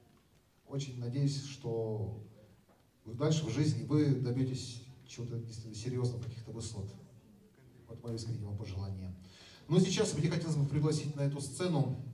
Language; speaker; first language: Russian; native; Russian